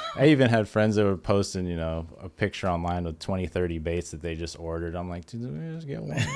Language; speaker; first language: English; native; English